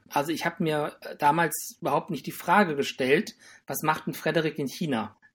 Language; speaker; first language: German; native; German